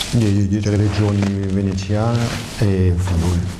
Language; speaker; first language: Italian; early bilingual, heritage; French